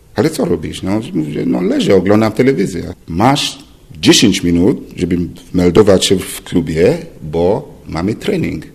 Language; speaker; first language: Polish; non-native, fluent; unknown